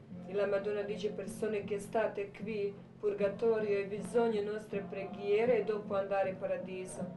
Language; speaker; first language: Italian; non-native, learner; Croatian